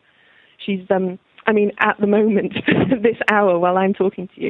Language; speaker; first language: English; native; English